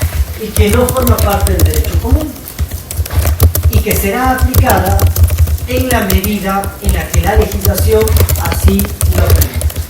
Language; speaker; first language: Spanish; native; Spanish